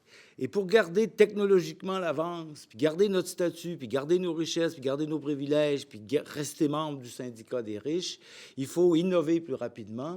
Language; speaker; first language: French; native; French